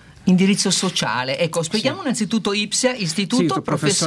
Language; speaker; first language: Italian; native; Italian